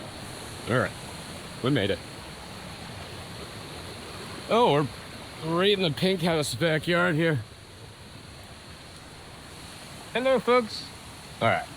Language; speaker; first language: English; native; English